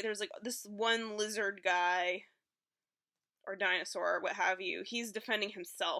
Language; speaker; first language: English; native; English